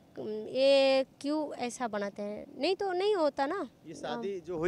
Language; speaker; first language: Hindi; non-native, local second language; Bangla